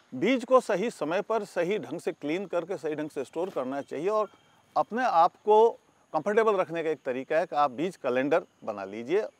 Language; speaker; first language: Hindi; native; Hindi